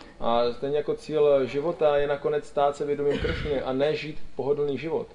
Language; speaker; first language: Czech; native; Czech